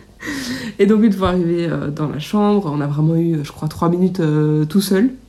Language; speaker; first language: French; native; French